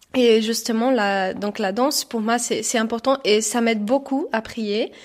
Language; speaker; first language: French; non-native, fluent; Portuguese